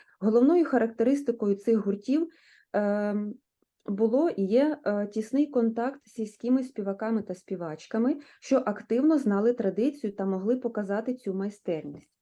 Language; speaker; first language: Ukrainian; native; Ukrainian